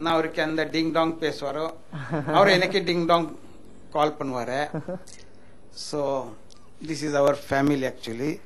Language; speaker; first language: Tamil; non-native, local second language; Marathi